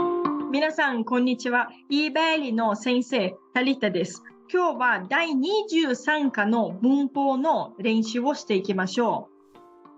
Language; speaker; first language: Japanese; non-native, fluent; Portuguese